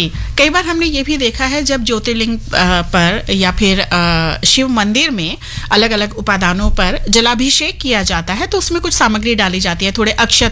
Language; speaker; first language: Hindi; native; Hindi